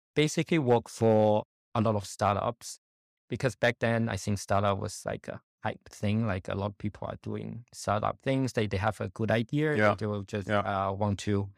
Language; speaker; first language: English; non-native, fluent; Chinese